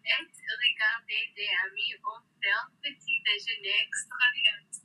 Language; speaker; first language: French; non-native, learner; English